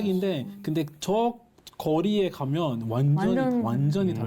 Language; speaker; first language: Korean; non-native, fluent; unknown